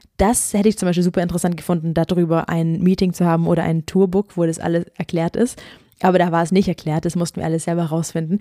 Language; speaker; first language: German; native; German